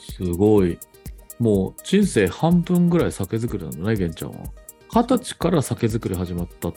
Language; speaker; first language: Japanese; native; Japanese